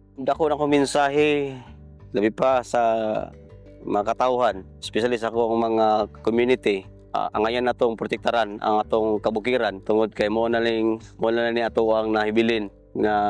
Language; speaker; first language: Cebuano; non-native, local second language; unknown